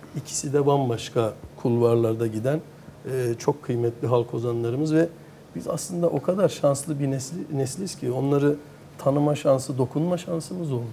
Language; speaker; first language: Turkish; early bilingual, heritage; Turkish